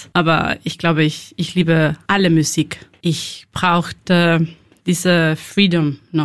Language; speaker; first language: German; non-native, learner; Spanish